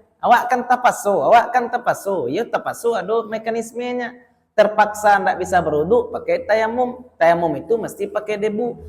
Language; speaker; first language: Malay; non-native, local second language; Minangkabau